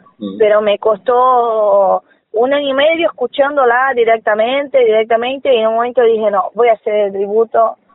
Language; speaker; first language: Spanish; non-native, fluent; Portuguese